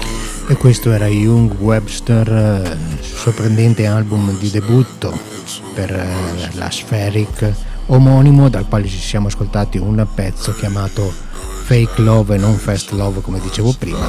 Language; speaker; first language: Italian; native; Italian